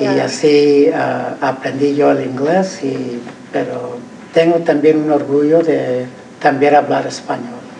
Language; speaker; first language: Spanish; early bilingual, heritage; Spanish